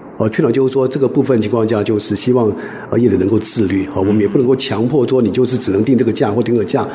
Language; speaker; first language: Chinese; native; Chinese